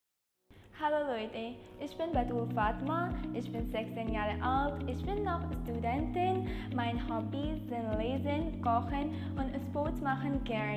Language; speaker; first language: German; non-native, learner; Urdu